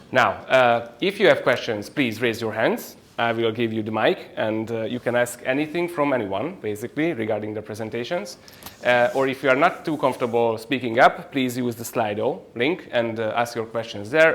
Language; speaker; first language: English; non-native, fluent; Hungarian